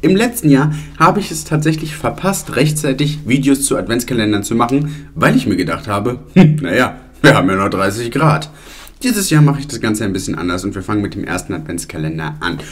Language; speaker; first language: German; early bilingual, other home language; Italian